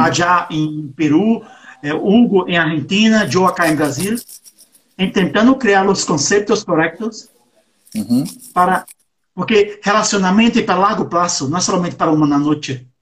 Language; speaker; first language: Portuguese; non-native, learner; Spanish